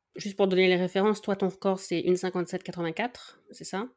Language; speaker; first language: French; native; French